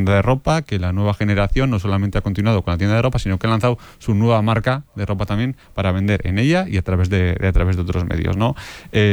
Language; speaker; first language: Spanish; native; Spanish